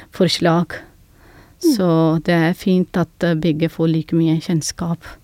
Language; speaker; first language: Norwegian; non-native, fluent; Urdu